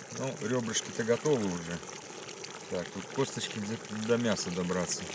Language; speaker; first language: Russian; native; Russian